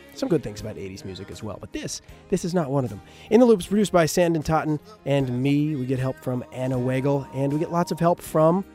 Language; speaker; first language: English; native; English